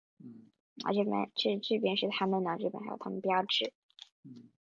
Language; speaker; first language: Chinese; early bilingual, heritage; Chinese